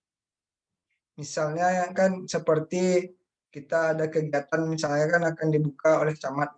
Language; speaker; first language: Indonesian; native; Indonesian